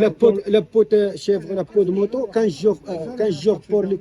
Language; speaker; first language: French; non-native, learner; Arabic